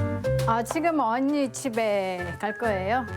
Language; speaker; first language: Korean; non-native, learner; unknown